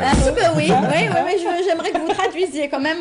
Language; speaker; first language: French; native; French